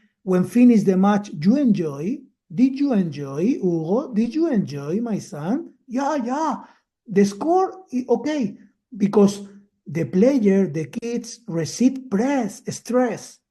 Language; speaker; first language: English; non-native, learner; Spanish